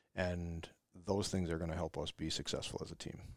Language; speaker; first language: English; native; English